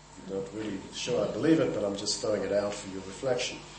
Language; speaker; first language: English; native; English